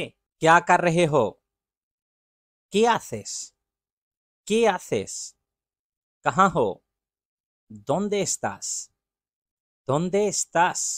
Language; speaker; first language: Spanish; non-native, learner; Urdu